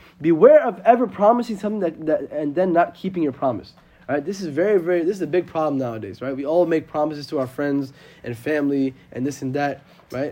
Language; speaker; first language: English; native; English